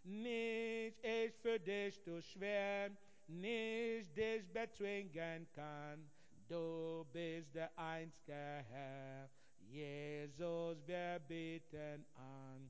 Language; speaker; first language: German; non-native, fluent; Igbo